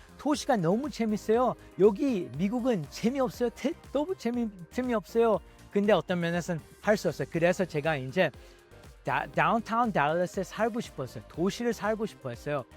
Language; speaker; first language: Korean; early bilingual, heritage; Korean